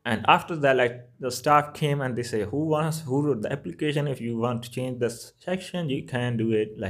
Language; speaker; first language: English; non-native, local second language; Punjabi